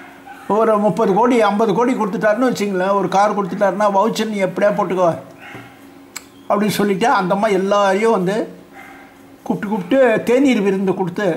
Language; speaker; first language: Tamil; non-native, local second language; Telugu